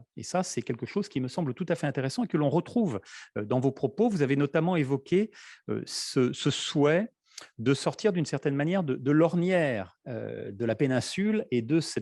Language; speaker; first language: French; native; French